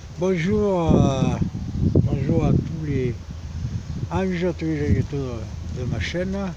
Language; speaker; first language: French; early bilingual, other home language; Spanish